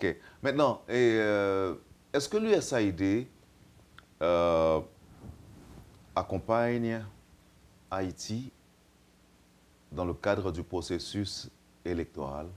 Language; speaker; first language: French; native; French